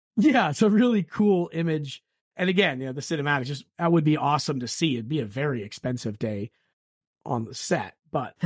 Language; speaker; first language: English; native; English